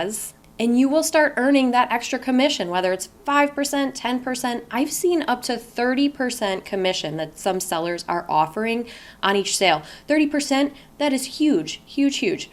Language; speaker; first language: English; native; English